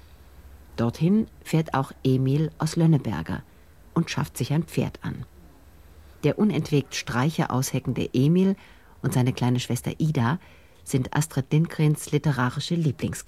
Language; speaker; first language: German; native; German